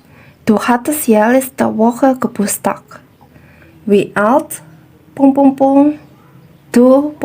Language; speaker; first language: German; non-native, fluent; Indonesian